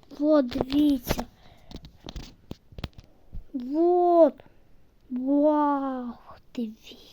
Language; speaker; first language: Ukrainian; native; Ukrainian